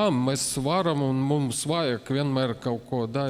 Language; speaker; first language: Latvian; non-native, local second language; Russian